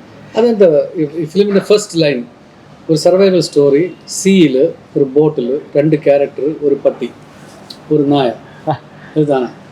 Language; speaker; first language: Tamil; non-native, learner; Malayalam